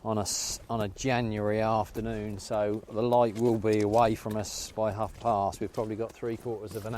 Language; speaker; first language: English; native; English